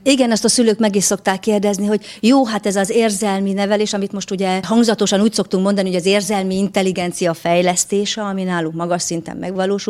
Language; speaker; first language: Hungarian; native; Hungarian